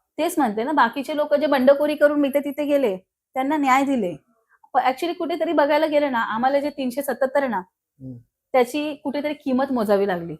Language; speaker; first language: Marathi; non-native, local second language; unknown